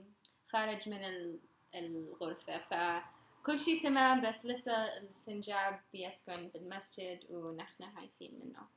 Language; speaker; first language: Arabic; non-native, learner; English